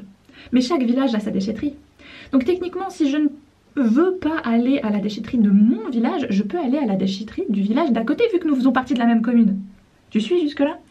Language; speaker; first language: French; native; French